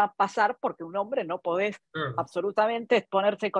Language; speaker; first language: Spanish; non-native, local second language; Italian